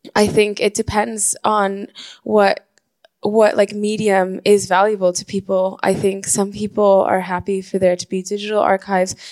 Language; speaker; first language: English; non-native, fluent; Spanish